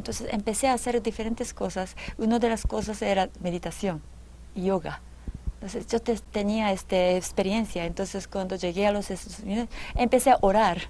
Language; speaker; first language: Spanish; non-native, fluent; Japanese